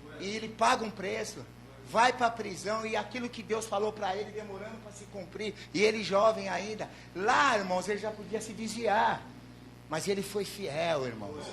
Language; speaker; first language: Portuguese; native; Portuguese